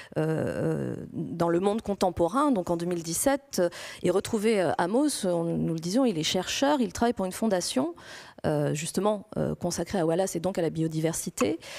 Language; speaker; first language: French; non-native, fluent; Greek